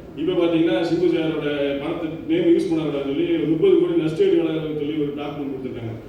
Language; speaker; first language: Tamil; native; Tamil